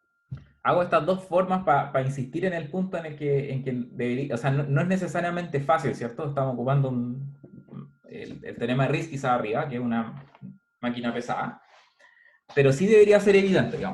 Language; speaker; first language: Spanish; native; Spanish